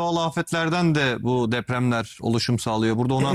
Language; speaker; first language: Turkish; native; Turkish